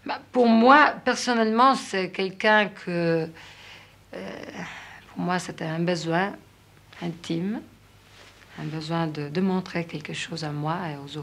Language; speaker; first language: French; non-native, fluent; Italian